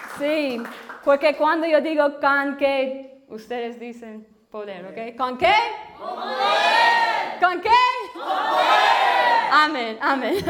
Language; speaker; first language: Spanish; non-native, learner; English